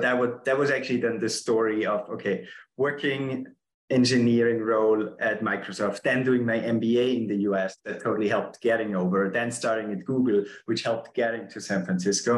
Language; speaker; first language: English; non-native, fluent; German